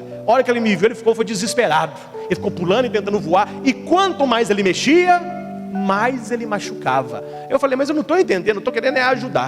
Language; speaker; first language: Portuguese; native; Portuguese